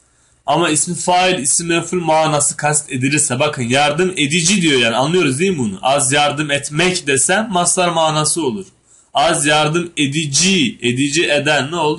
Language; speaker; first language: Turkish; native; Turkish